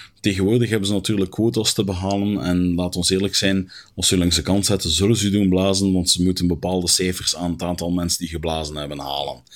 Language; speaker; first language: Dutch; native; Dutch